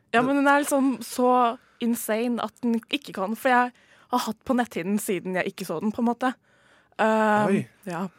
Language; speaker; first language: Norwegian; native; Norwegian